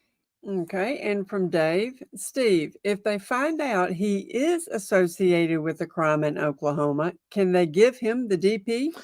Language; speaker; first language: English; native; English